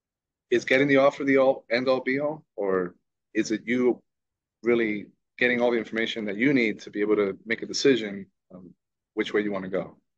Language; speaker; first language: English; early bilingual, other home language; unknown